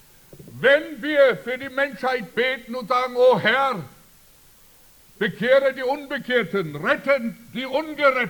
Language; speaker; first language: German; early bilingual, heritage; German